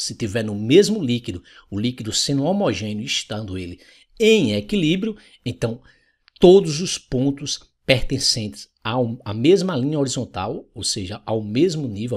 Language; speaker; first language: Portuguese; native; Portuguese